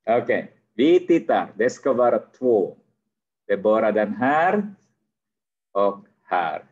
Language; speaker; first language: Swedish; non-native, fluent; Arabic